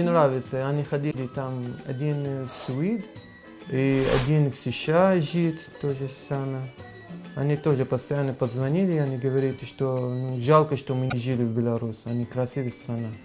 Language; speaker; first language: Russian; non-native, learner; Arabic